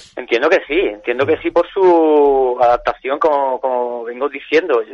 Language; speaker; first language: Spanish; native; Spanish